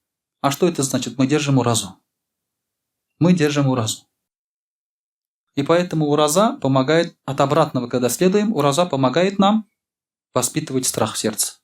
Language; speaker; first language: Russian; non-native, local second language; Tatar